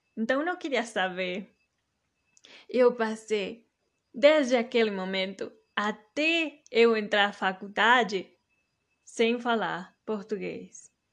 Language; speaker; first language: Portuguese; early bilingual, heritage; Portuguese